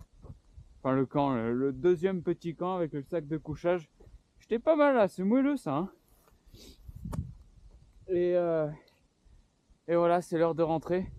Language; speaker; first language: French; native; French